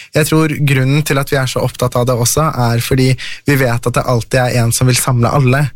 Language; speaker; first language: Norwegian; early bilingual, other home language; Persian